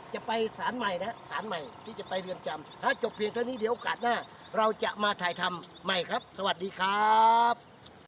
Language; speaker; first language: Thai; native; Thai